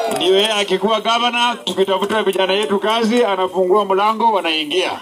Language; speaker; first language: Swahili; non-native, local second language; Luyia